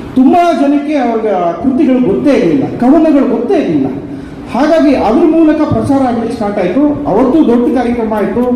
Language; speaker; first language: Kannada; native; Kannada